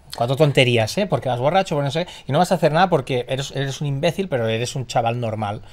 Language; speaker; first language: Spanish; native; Spanish